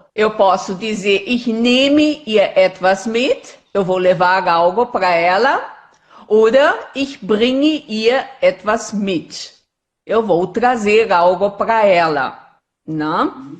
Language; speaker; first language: Portuguese; non-native, fluent; German